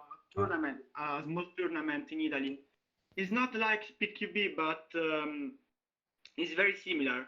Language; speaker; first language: English; non-native, learner; Italian